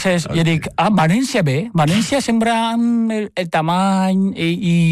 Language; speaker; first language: Catalan; non-native, fluent; Chinese